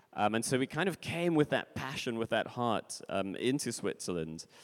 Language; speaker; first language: English; native; English